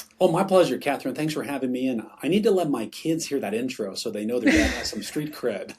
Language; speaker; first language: English; native; English